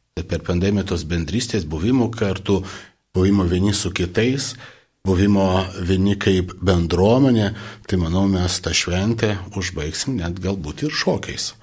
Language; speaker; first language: Lithuanian; non-native, local second language; Polish